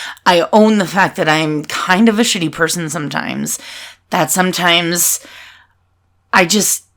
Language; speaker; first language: English; native; English